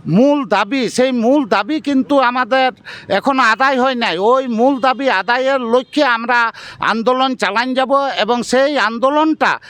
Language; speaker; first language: Bangla; native; Bangla